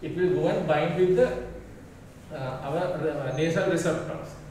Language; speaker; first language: English; non-native, local second language; Sinhala